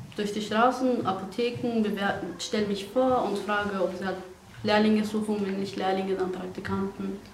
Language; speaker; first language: German; non-native, fluent; Persian